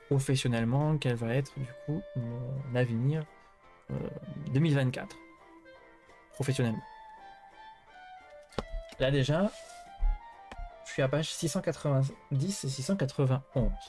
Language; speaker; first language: French; native; French